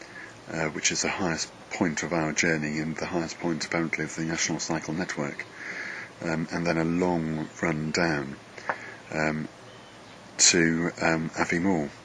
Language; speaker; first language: English; native; English